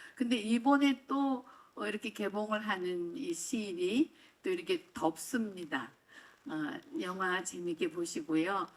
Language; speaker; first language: Korean; native; Korean